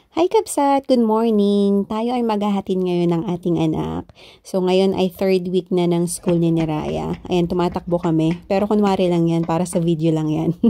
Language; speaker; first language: Filipino; non-native, local second language; Iloko